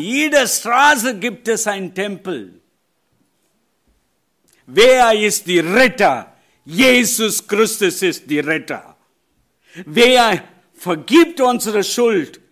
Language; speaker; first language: German; non-native, learner; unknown